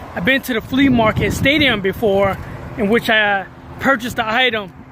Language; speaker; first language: English; native; English